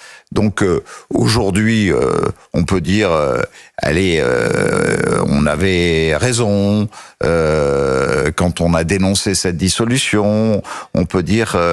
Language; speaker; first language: French; native; French